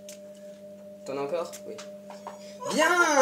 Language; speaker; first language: French; native; French